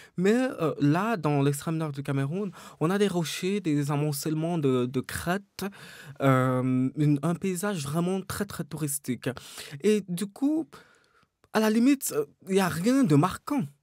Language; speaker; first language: French; native; French